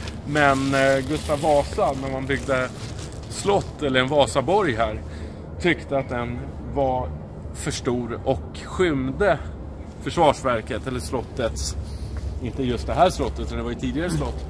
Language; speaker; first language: Swedish; native; Swedish